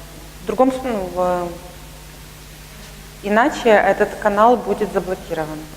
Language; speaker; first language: Russian; native; Russian